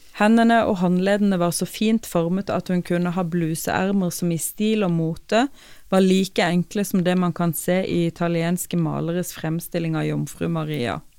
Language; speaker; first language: Norwegian; native; Norwegian